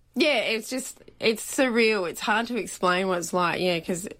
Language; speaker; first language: English; native; English